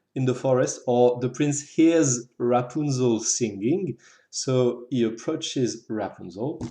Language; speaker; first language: English; non-native, fluent; French